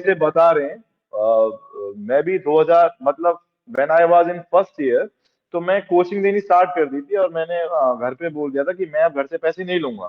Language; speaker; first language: Hindi; native; Hindi